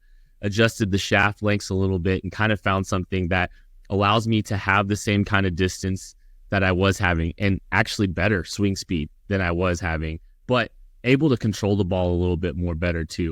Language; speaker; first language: English; native; English